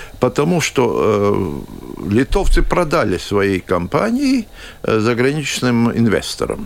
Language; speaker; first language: Russian; non-native, local second language; Latvian